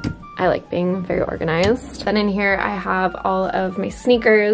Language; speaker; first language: English; native; English